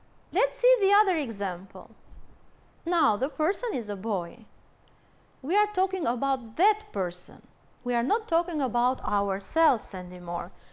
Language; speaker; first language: English; non-native, fluent; Albanian